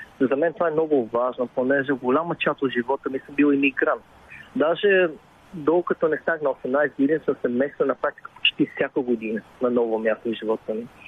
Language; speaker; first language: Bulgarian; early bilingual, other home language; Vietnamese